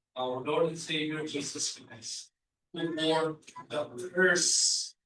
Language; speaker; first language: English; non-native, local second language; Filipino